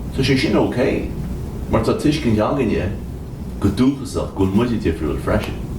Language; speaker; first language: Irish; native; Irish